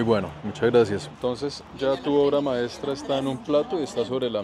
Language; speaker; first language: Spanish; native; Spanish